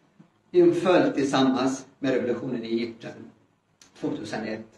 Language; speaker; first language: Swedish; non-native, fluent; Arabic